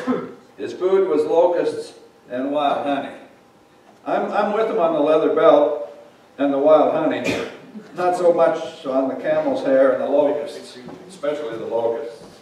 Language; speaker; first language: English; native; English